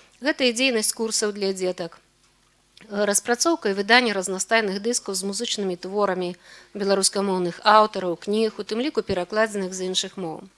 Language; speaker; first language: Belarusian; native; Belarusian